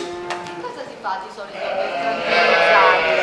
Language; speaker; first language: Italian; native; Italian